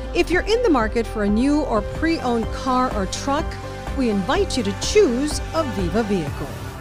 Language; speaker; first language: English; early bilingual, other home language; Spanish